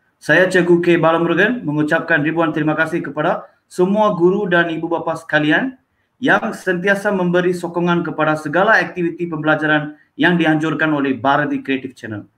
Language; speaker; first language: Malay; non-native, local second language; Tamil